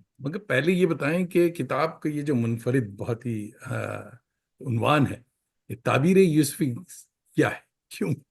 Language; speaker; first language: Urdu; native; Urdu